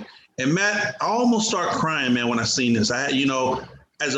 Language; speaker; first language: English; native; English